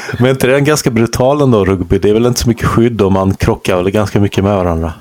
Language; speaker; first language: Swedish; native; Swedish